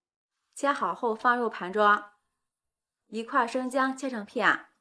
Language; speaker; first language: Chinese; native; Chinese